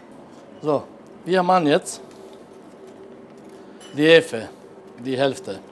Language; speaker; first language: German; non-native, learner; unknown